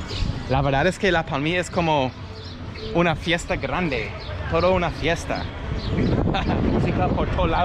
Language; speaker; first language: Spanish; non-native, fluent; English